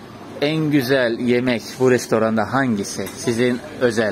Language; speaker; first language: Turkish; non-native, learner; Russian